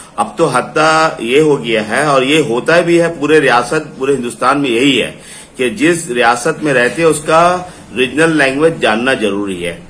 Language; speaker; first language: Hindi; non-native, local second language; Urdu